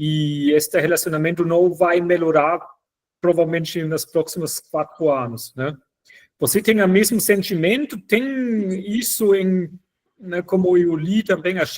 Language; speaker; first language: Portuguese; non-native, fluent; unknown